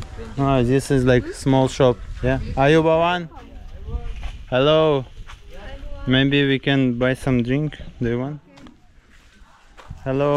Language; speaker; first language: English; non-native, learner; Russian